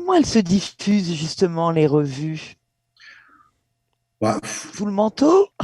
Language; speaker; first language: French; native; French